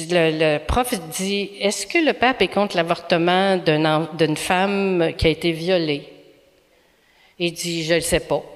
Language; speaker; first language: French; native; French